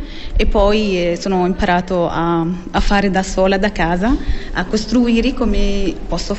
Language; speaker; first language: Italian; non-native, learner; Arabic